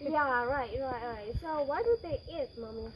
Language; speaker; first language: English; non-native, learner; Indonesian